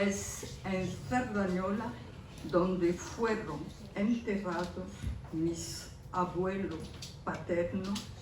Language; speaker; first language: Spanish; early bilingual, heritage; Spanish